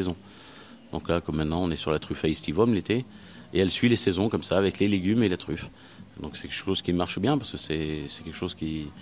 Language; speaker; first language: French; native; French